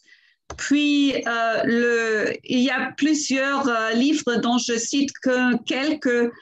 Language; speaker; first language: French; non-native, fluent; German